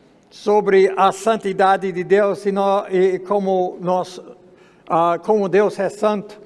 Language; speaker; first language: Portuguese; non-native, fluent; English